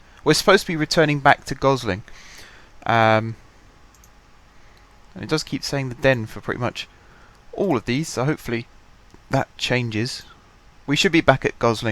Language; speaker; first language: English; native; English